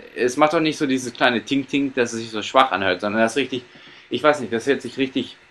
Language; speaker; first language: German; early bilingual, heritage; German